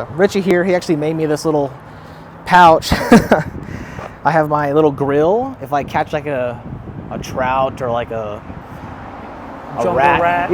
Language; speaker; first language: English; native; English